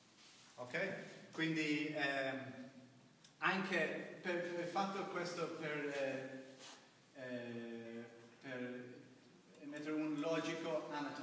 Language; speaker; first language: Italian; non-native, learner; English